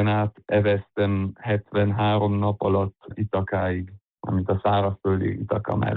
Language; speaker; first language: Hungarian; early bilingual, heritage; Hungarian